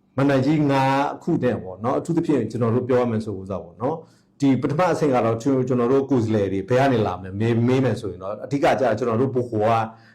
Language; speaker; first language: Burmese; non-native, local second language; S'gaw Karen